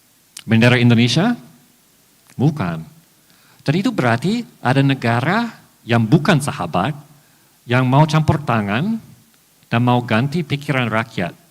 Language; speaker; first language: Indonesian; non-native, fluent; English